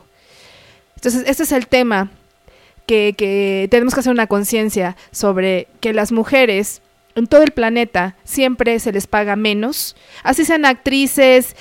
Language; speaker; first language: Spanish; native; Spanish